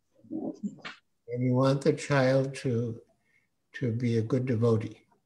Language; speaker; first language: English; native; English